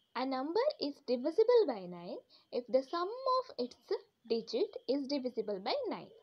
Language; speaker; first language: English; non-native, local second language; Kannada